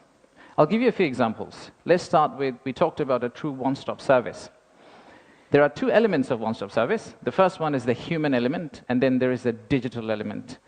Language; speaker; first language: English; non-native, local second language; Bangla